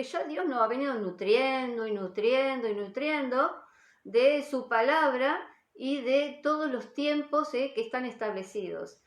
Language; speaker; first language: Spanish; native; Spanish